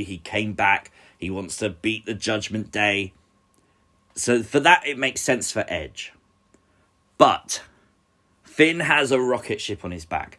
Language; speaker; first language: English; native; English